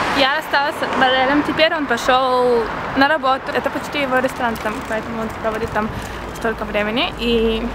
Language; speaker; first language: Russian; early bilingual, heritage; Russian